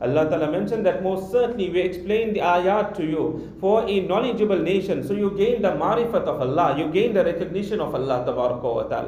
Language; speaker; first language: English; non-native, local second language; Urdu